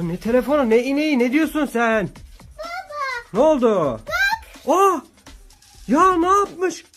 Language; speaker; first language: Turkish; native; Turkish